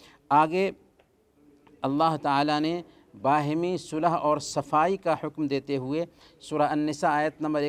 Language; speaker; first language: Urdu; native; Urdu